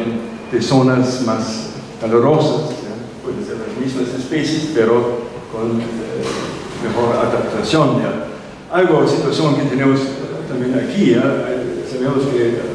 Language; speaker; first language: Spanish; non-native, fluent; German